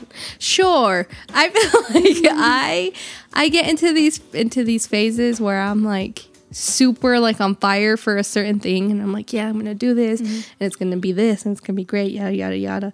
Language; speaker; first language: English; native; English